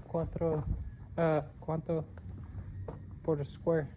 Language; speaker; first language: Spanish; non-native, learner; English